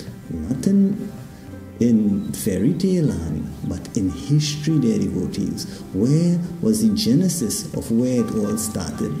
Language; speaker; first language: English; native; English